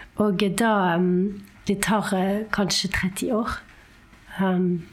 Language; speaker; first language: Norwegian; non-native, fluent; French